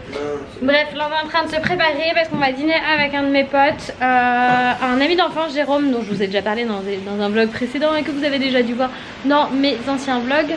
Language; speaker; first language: French; native; French